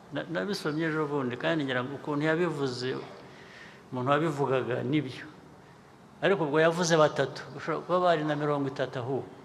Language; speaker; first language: Kinyarwanda; early bilingual, heritage; Kinyarwanda